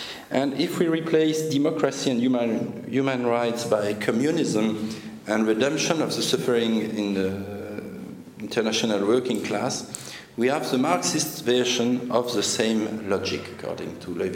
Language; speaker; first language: English; non-native, fluent; French